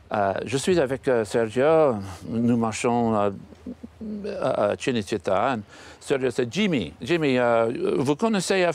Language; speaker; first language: French; non-native, learner; English